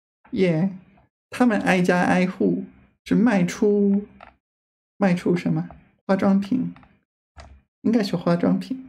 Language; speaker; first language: Chinese; non-native, fluent; English